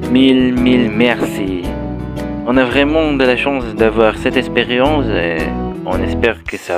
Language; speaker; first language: French; non-native, fluent; Indonesian